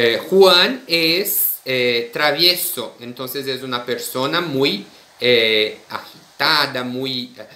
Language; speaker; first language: Spanish; non-native, fluent; Portuguese